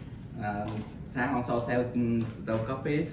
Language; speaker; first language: English; non-native, learner; Vietnamese